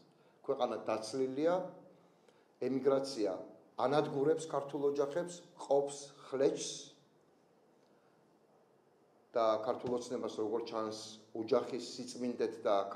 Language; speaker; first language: Georgian; native; Georgian